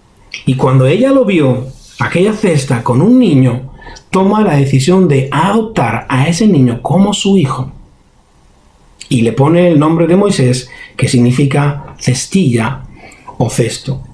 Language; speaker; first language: Spanish; native; Spanish